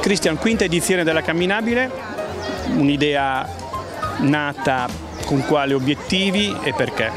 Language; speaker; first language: Italian; native; Italian